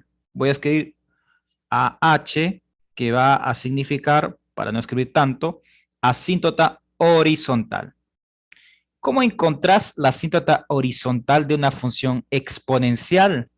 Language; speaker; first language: Spanish; native; Spanish